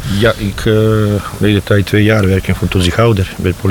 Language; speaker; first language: Dutch; non-native, learner; Bosnian